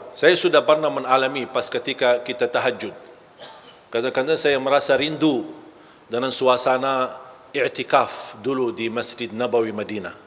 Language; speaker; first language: Malay; non-native, fluent; Arabic